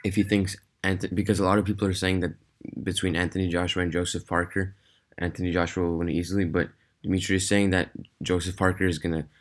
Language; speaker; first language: English; early bilingual, other home language; Russian